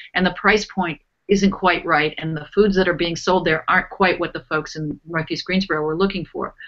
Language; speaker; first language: English; native; English